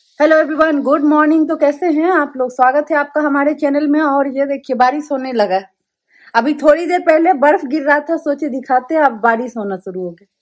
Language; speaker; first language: Hindi; native; Hindi